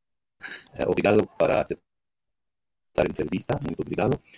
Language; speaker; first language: Portuguese; non-native, learner; Arabic